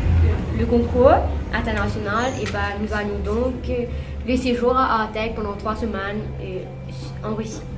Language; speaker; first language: French; non-native, local second language; Morisyen